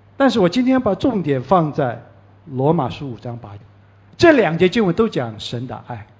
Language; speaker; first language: Chinese; early bilingual, heritage; Chinese